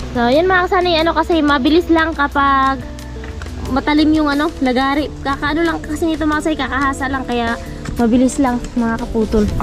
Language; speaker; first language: Filipino; non-native, local second language; Cebuano